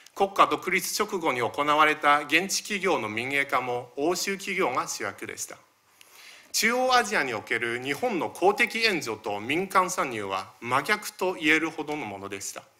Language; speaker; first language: Japanese; early bilingual, other home language; Chinese